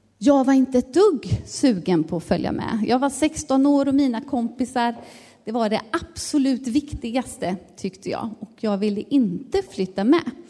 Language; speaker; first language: Swedish; native; Swedish